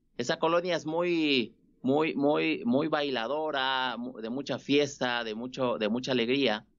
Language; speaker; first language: Spanish; native; Spanish